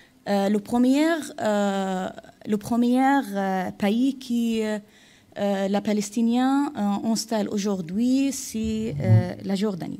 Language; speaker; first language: French; non-native, fluent; Arabic